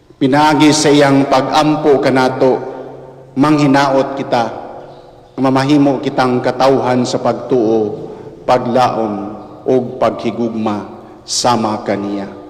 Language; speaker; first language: Cebuano; native; Cebuano